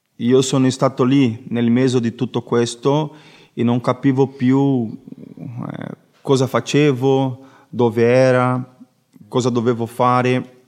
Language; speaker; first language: Italian; non-native, learner; Portuguese